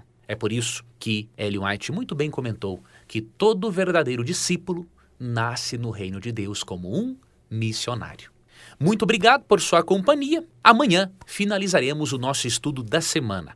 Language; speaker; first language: Portuguese; native; Portuguese